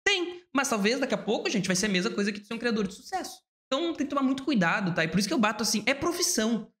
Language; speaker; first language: Portuguese; native; Portuguese